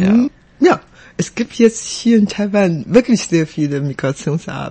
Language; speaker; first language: German; non-native, fluent; Chinese